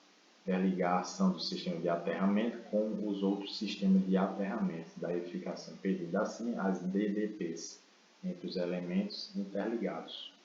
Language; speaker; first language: Portuguese; native; Portuguese